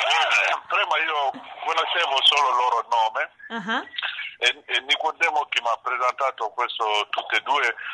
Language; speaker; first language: Italian; non-native, learner; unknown